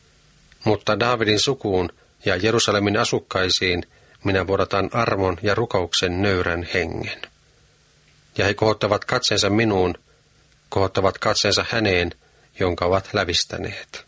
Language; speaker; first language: Finnish; native; Finnish